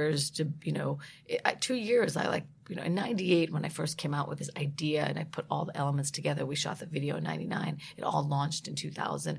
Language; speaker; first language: English; native; English